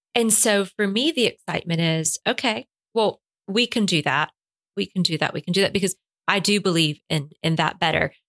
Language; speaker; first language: English; non-native, fluent; Spanish